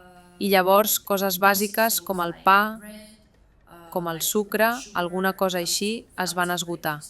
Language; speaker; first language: Catalan; non-native, fluent; Armenian